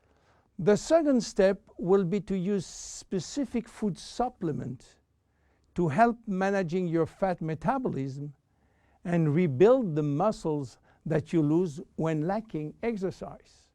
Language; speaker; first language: English; non-native, fluent; French